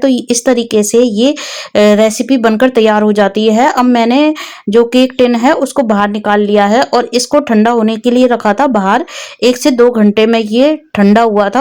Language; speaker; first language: Hindi; native; Hindi